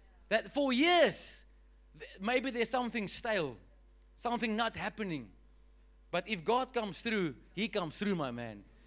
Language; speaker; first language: English; non-native, local second language; Afrikaans